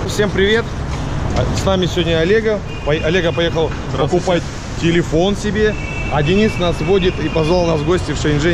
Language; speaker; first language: Russian; native; Russian